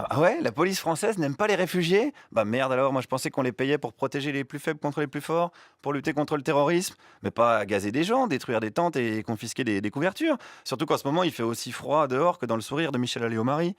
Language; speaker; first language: French; native; French